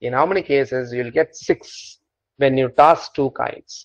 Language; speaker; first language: English; non-native, local second language; Tamil